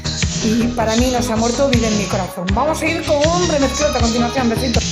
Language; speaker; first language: Spanish; native; Spanish